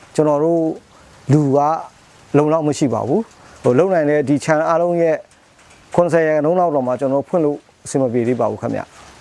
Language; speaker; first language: Burmese; non-native, local second language; Mon